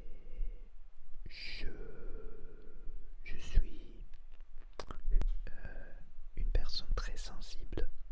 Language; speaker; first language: French; non-native, learner; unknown